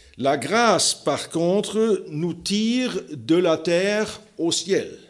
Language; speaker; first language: French; non-native, fluent; German